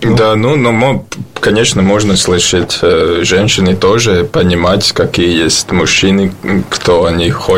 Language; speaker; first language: Russian; non-native, learner; Latvian